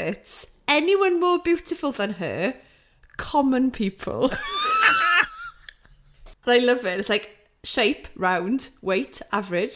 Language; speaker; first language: English; non-native, local second language; Welsh